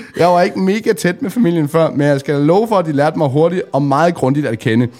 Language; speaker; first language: Danish; native; Danish